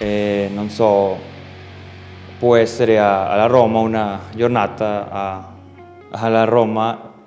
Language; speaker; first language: Italian; non-native, learner; Spanish